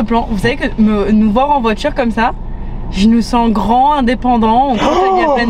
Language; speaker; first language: French; native; French